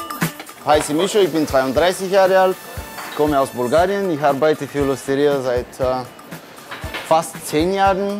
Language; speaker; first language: German; non-native, fluent; Bulgarian